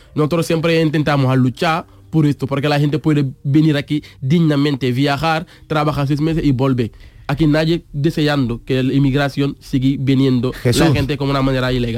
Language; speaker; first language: Spanish; non-native, fluent; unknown